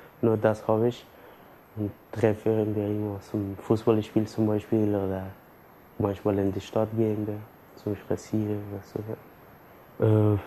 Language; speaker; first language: German; non-native, learner; Persian